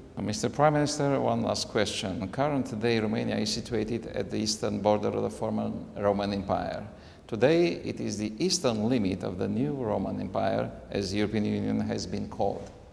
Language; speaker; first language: English; non-native, fluent; Romanian